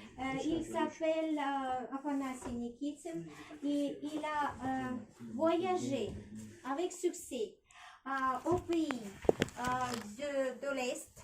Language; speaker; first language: French; non-native, learner; Russian